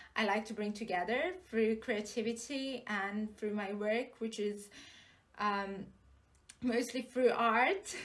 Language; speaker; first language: English; non-native, fluent; Serbian